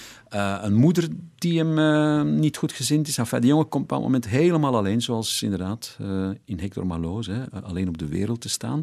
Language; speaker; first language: Dutch; native; Dutch